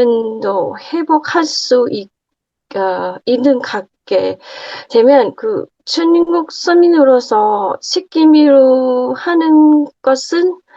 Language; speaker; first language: Korean; non-native, learner; Thai